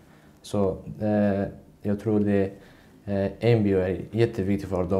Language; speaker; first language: Swedish; non-native, learner; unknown